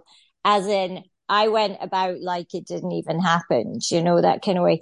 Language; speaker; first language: English; native; English